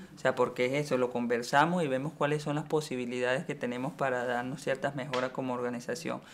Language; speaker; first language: Spanish; native; Spanish